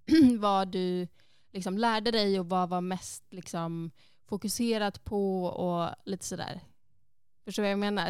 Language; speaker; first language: Swedish; native; Swedish